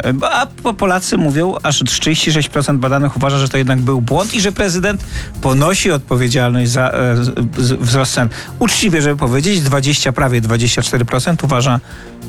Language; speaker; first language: Polish; native; Polish